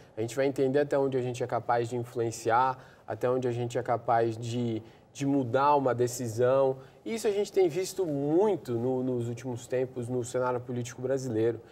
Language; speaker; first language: Portuguese; native; Portuguese